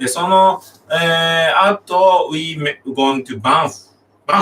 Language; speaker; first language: English; non-native, learner; Japanese